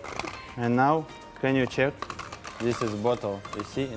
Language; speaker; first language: English; non-native, learner; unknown